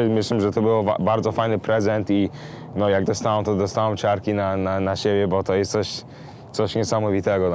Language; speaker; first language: Polish; early bilingual, heritage; English